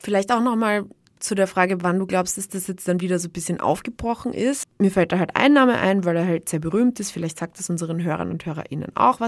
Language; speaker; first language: German; native; German